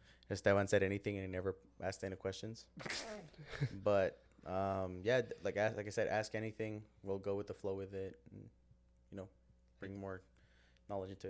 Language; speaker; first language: English; early bilingual, other home language; Spanish